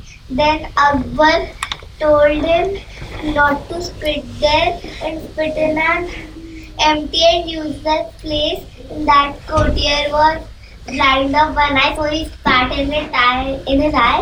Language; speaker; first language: English; non-native, learner; Hindi